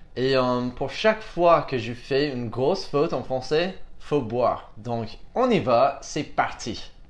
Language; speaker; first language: French; non-native, fluent; English